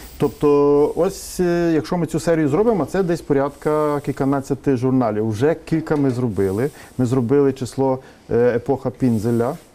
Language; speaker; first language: Ukrainian; native; Ukrainian